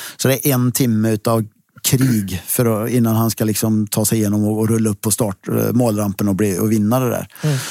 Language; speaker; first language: Swedish; native; Swedish